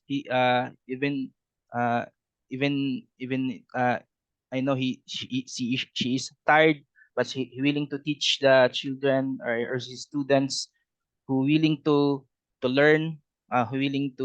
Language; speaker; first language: English; non-native, learner; Cebuano